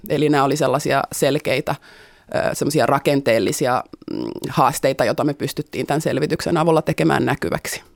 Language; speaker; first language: Finnish; native; Finnish